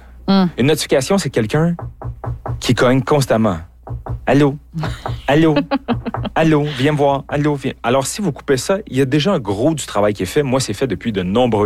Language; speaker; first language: French; native; French